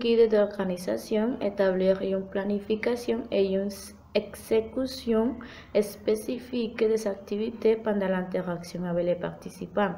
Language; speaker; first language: French; non-native, fluent; Spanish